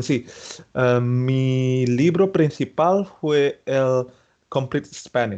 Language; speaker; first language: Spanish; non-native, fluent; Indonesian